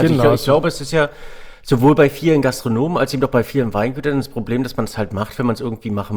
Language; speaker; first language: German; native; German